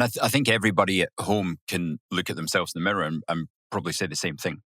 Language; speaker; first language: English; native; English